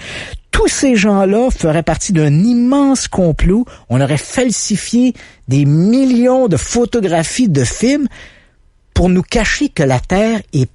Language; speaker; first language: French; native; French